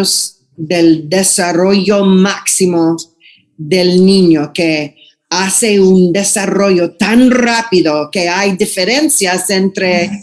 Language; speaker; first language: Spanish; non-native, fluent; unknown